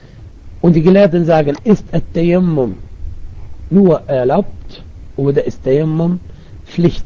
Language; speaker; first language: German; non-native, fluent; Arabic